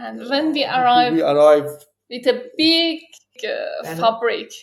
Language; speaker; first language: English; non-native, learner; Persian